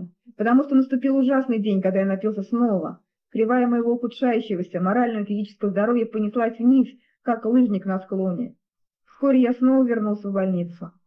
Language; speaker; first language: Russian; native; Russian